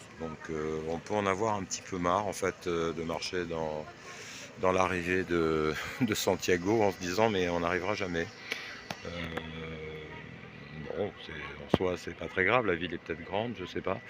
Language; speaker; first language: French; native; French